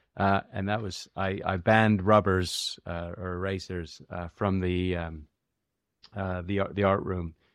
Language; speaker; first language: English; native; English